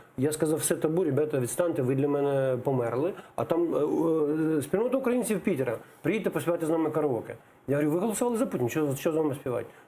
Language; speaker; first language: Ukrainian; native; Ukrainian